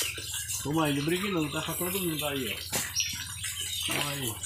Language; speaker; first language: Portuguese; native; Portuguese